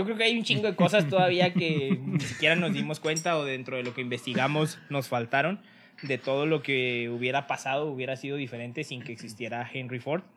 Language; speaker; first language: Spanish; native; Spanish